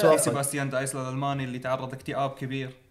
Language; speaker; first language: Arabic; native; Arabic